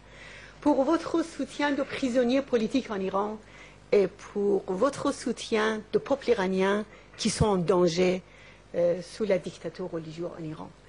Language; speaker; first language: French; non-native, learner; Persian